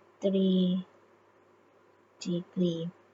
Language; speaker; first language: English; non-native, local second language; Malay